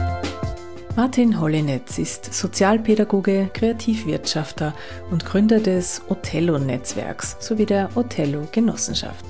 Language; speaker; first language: German; native; German